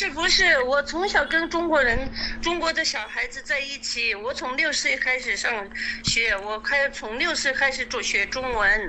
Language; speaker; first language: Chinese; non-native, local second language; Tibetan